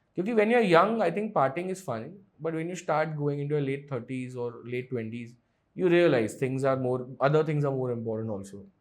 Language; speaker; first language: Hindi; non-native, local second language; Marathi